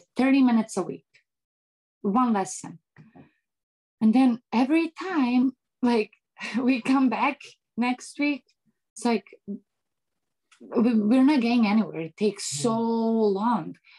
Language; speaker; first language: English; non-native, fluent; Bosnian